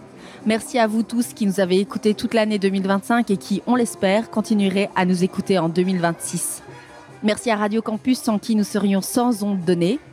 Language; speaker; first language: French; native; French